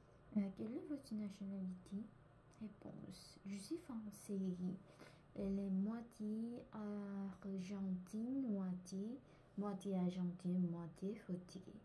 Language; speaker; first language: French; non-native, learner; Korean